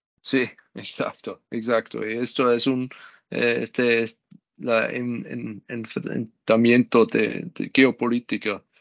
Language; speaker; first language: Spanish; non-native, learner; German